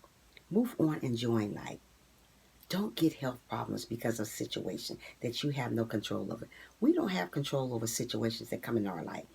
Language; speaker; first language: English; native; English